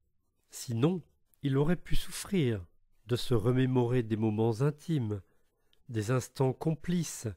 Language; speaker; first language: French; native; French